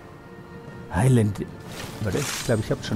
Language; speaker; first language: German; native; German